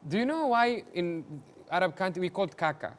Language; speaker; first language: English; non-native, learner; Arabic